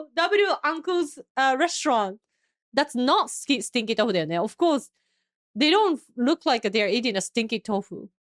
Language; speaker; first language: English; non-native, fluent; Japanese